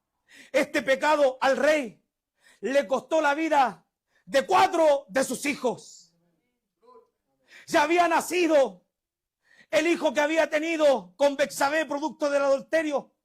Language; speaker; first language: Spanish; native; Spanish